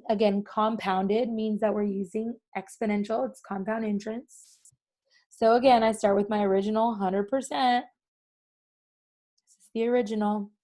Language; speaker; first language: English; native; English